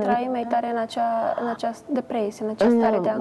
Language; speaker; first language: Romanian; native; Romanian